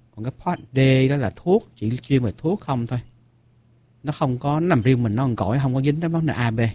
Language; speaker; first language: Vietnamese; native; Vietnamese